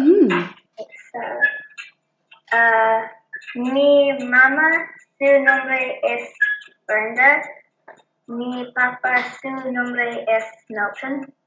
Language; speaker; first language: Spanish; non-native, learner; English